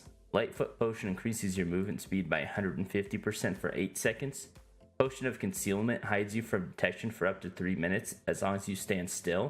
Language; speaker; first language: English; native; English